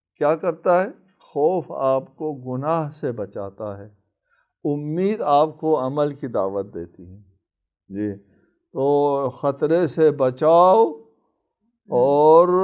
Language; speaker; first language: Urdu; non-native, local second language; Balti